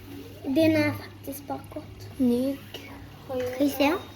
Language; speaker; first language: Swedish; early bilingual, other home language; Mongolian